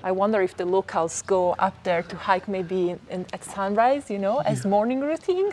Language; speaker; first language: English; non-native, fluent; Italian